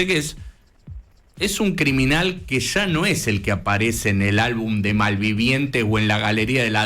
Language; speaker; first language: Spanish; native; Spanish